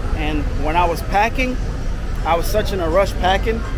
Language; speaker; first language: English; native; English